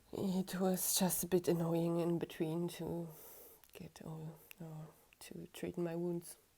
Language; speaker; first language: English; non-native, fluent; German